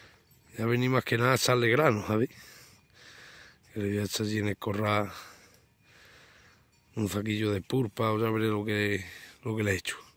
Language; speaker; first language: Spanish; native; Spanish